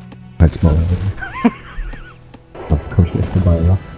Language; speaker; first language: German; native; German